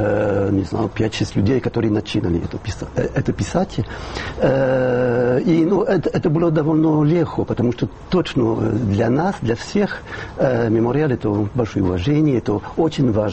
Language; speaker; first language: Russian; non-native, fluent; French